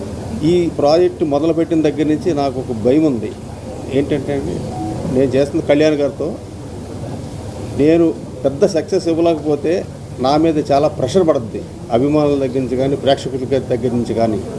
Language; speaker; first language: Telugu; native; Telugu